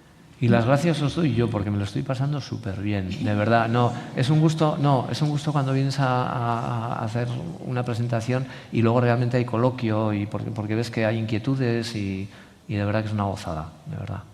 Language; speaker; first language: Spanish; native; Spanish